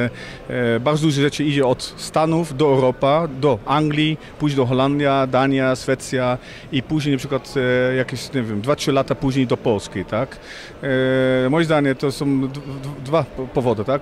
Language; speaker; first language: Polish; non-native, fluent; Dutch